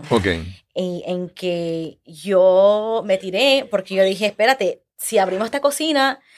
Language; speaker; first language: Spanish; early bilingual, heritage; Spanish